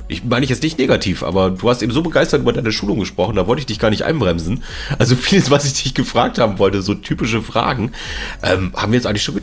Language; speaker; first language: German; native; German